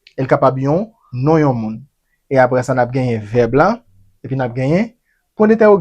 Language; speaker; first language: French; non-native, learner; Haitian Creole